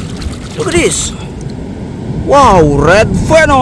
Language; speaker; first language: English; non-native, learner; Indonesian